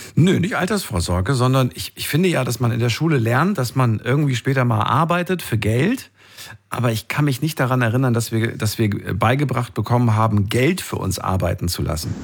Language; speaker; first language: German; native; German